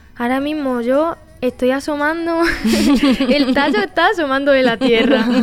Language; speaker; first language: Spanish; native; Spanish